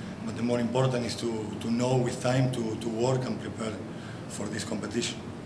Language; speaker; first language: English; non-native, fluent; Spanish